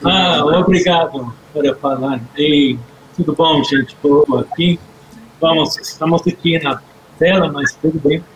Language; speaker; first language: Portuguese; non-native, learner; English